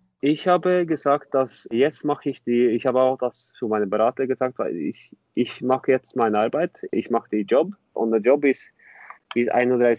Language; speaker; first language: German; non-native, fluent; Norwegian